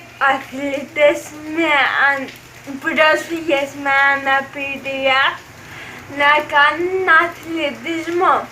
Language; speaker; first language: Greek; early bilingual, other home language; Arabic